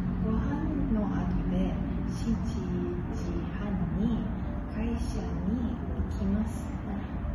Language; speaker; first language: Japanese; non-native, learner; Malay